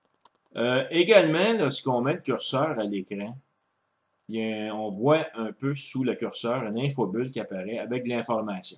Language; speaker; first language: French; native; French